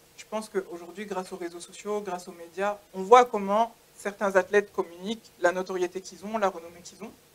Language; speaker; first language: French; native; French